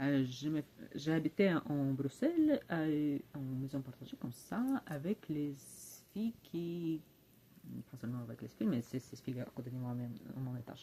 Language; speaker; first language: French; non-native, learner; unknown